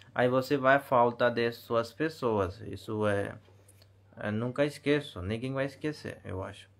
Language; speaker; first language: Portuguese; non-native, learner; Hindi